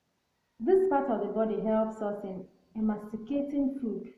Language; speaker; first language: English; non-native, local second language; Igbo